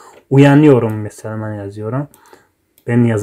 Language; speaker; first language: Turkish; non-native, fluent; Tajik